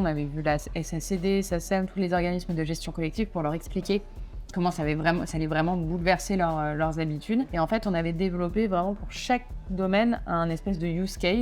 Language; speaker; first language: French; native; French